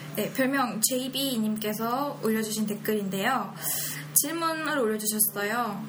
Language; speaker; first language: Korean; native; Korean